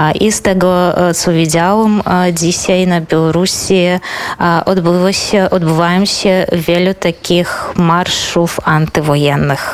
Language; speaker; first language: Polish; non-native, fluent; Belarusian